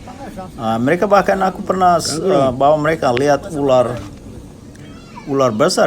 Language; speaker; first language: Indonesian; non-native, local second language; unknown